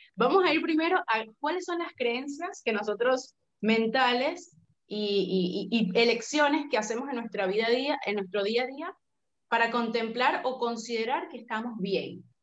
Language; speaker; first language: Spanish; native; Spanish